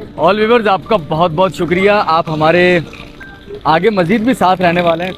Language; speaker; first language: Urdu; native; Urdu